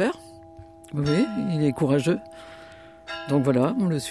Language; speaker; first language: French; native; French